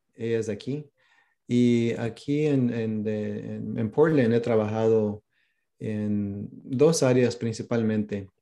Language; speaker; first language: Spanish; early bilingual, heritage; Spanish